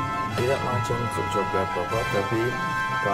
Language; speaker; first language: Indonesian; non-native, fluent; Turkish